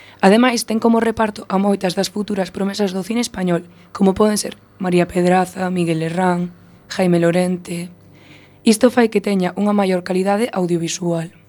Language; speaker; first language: Galician; non-native, local second language; Spanish